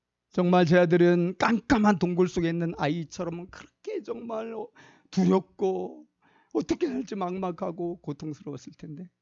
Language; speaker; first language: Korean; native; Korean